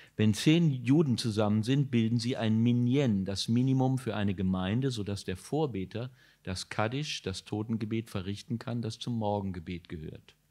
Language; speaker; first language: German; native; German